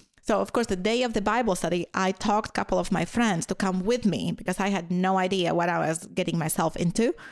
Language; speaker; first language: English; non-native, fluent; Latvian